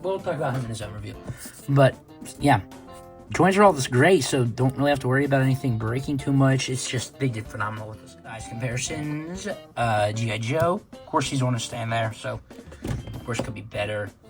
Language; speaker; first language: English; native; English